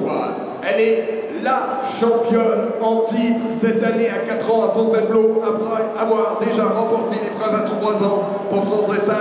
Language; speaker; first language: French; native; French